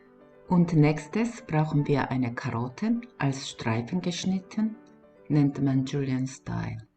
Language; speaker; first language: German; non-native, learner; Korean